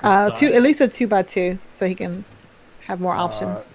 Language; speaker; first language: English; native; English